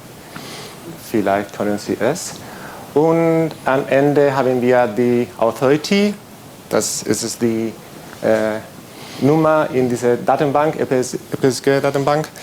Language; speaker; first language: German; non-native, fluent; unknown